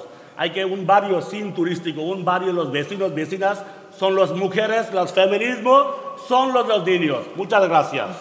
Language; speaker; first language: Spanish; non-native, learner; Bangla